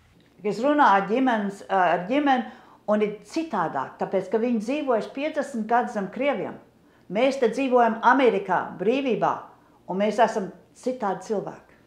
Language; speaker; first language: Latvian; early bilingual, heritage; English